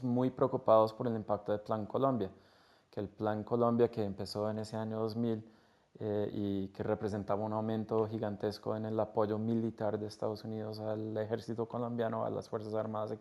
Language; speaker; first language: Spanish; non-native, fluent; English